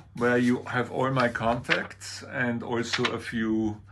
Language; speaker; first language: English; non-native, fluent; German